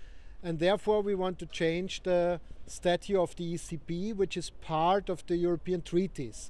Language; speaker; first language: English; non-native, fluent; German